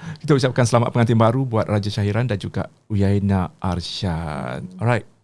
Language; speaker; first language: Malay; native; Malay